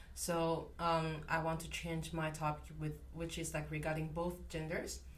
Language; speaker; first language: English; non-native, fluent; Chinese